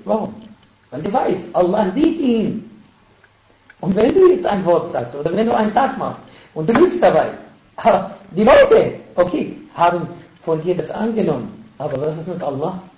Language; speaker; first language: German; non-native, fluent; Arabic